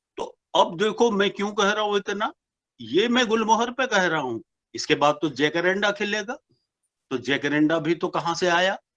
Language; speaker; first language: Hindi; non-native, local second language; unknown